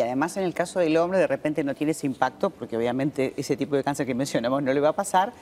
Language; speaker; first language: Spanish; native; Spanish